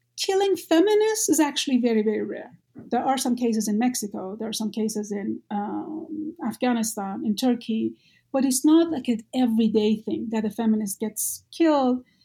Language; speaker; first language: English; non-native, fluent; Persian